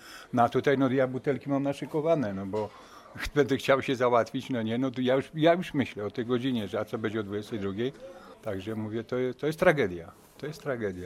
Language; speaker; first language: Polish; native; Polish